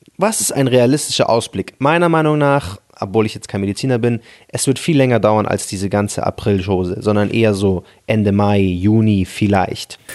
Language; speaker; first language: German; early bilingual, other home language; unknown